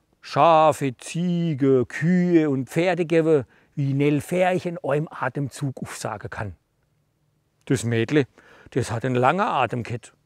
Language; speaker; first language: German; native; German